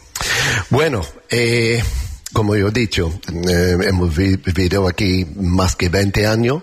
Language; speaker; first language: Spanish; non-native, learner; English